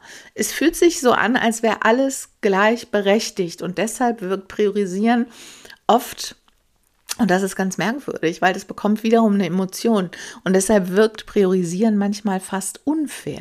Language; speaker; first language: German; native; German